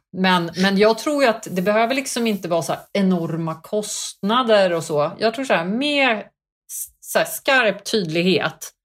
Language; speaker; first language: Swedish; early bilingual, other home language; Kurdish